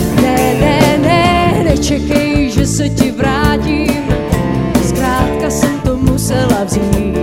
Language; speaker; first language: Czech; native; Czech